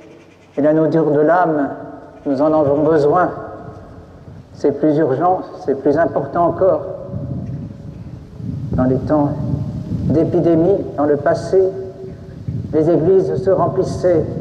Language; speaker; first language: French; native; French